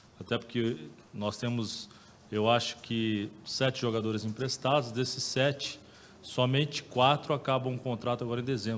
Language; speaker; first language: Portuguese; native; Portuguese